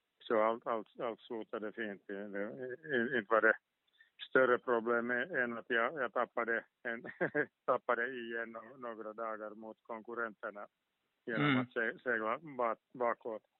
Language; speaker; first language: Swedish; non-native, local second language; Finnish